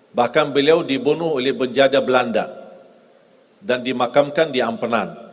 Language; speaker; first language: Indonesian; non-native, fluent; Arabic